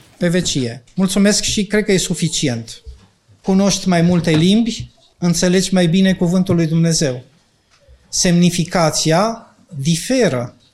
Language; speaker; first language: Romanian; non-native, local second language; Ukrainian